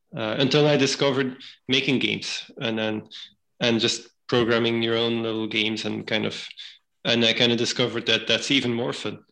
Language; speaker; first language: English; non-native, fluent; Dutch